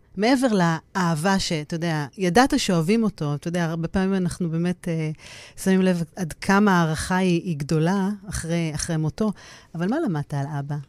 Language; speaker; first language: Hebrew; native; Hebrew